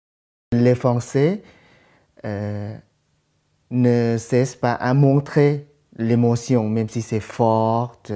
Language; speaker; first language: French; non-native, fluent; Thai